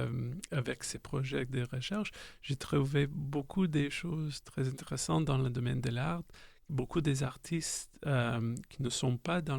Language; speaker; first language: French; non-native, local second language; English